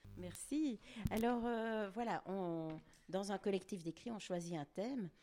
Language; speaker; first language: French; native; French